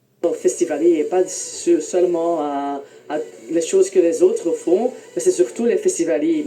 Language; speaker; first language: French; non-native, local second language; Dutch